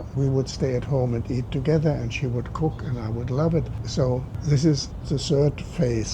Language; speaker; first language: English; non-native, fluent; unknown